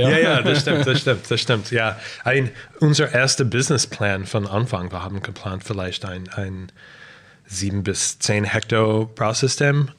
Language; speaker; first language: German; non-native, fluent; English